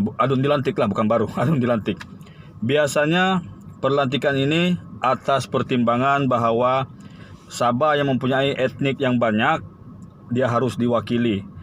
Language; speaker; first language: Malay; native; Malay